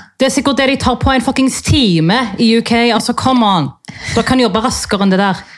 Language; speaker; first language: Norwegian; native; Norwegian